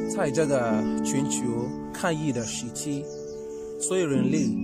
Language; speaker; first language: Chinese; non-native, fluent; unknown